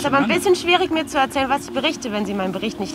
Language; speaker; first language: German; native; German